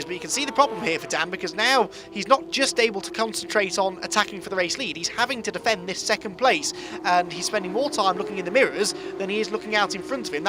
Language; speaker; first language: English; native; English